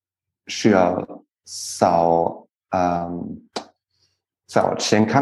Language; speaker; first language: Chinese; non-native, learner; English